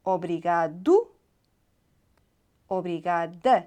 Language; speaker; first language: Portuguese; non-native, fluent; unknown